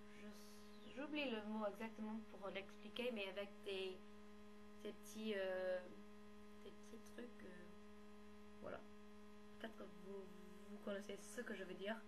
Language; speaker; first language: French; non-native, learner; English